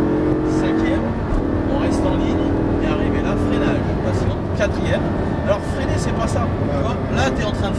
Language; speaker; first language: French; native; French